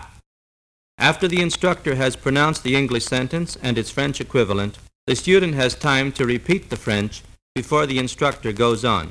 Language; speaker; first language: English; native; English